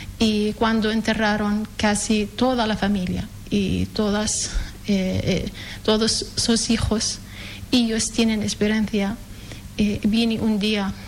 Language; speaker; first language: Spanish; non-native, learner; Arabic